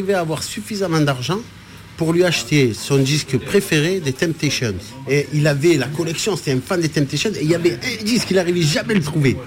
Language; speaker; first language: French; early bilingual, other home language; Arabic